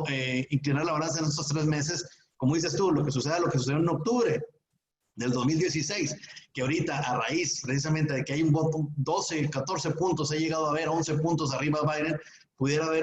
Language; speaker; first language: Spanish; native; Spanish